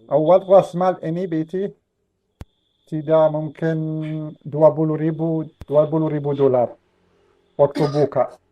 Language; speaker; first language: Indonesian; non-native, learner; Arabic